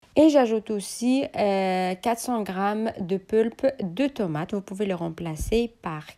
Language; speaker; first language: French; non-native, local second language; Arabic